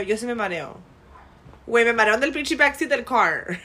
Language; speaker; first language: Spanish; early bilingual, heritage; Spanish